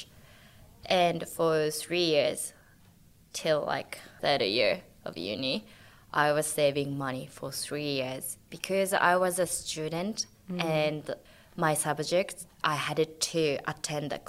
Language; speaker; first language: English; non-native, fluent; Japanese